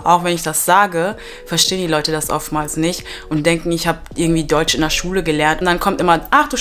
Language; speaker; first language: German; early bilingual, other home language; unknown